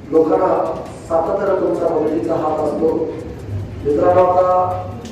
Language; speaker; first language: Marathi; native; Marathi